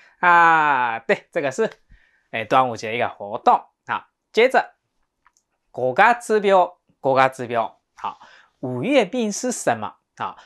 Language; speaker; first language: Chinese; non-native, fluent; Japanese